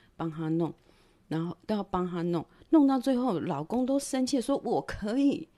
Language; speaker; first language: Chinese; non-native, local second language; Min Nan Chinese